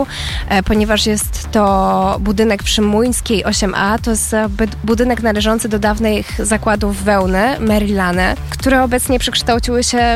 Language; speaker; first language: Polish; native; Polish